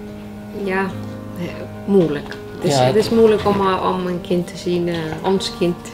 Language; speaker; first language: Dutch; non-native, fluent; Icelandic